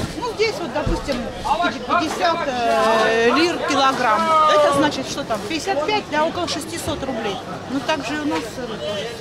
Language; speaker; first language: Russian; native; Russian